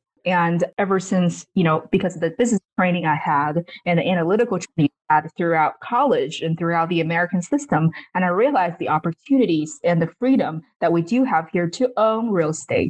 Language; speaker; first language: English; non-native, fluent; Chinese